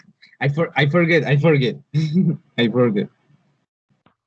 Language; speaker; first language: English; non-native, learner; Spanish